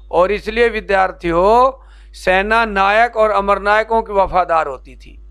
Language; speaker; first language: Hindi; native; Hindi